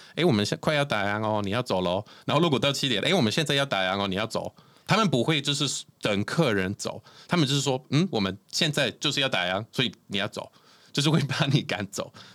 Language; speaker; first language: Chinese; non-native, fluent; Swedish